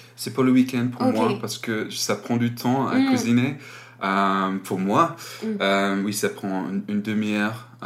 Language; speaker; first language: French; non-native, learner; English